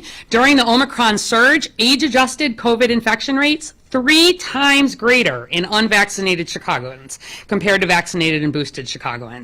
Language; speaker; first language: English; native; English